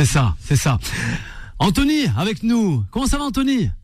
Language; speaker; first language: French; native; French